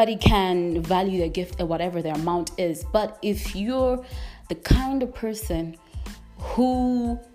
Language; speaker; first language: English; non-native, local second language; Nyanja